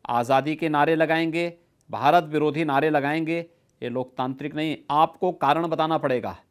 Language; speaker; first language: Hindi; native; Hindi